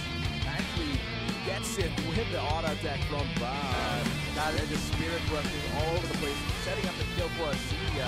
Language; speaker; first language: English; non-native, local second language; Filipino